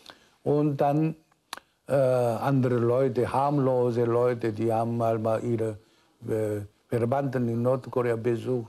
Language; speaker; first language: German; non-native, fluent; Korean